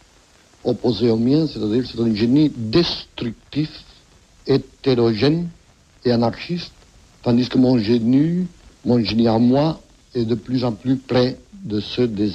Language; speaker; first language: French; non-native, fluent; Catalan